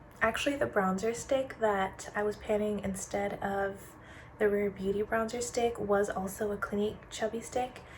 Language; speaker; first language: English; native; English